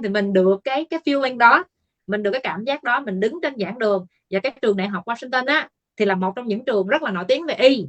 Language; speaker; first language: Vietnamese; native; Vietnamese